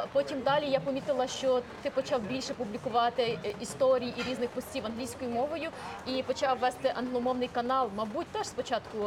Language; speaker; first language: Ukrainian; native; Ukrainian